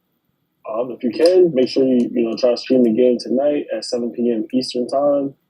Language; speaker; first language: English; native; English